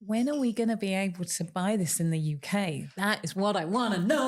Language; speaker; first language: English; native; English